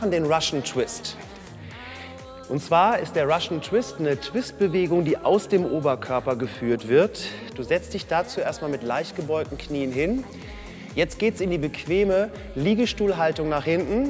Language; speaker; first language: German; native; German